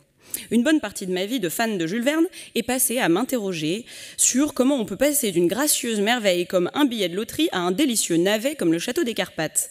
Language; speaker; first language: French; native; French